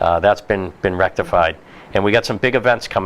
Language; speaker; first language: English; native; English